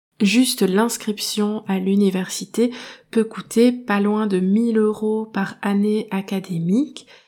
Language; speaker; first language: French; native; French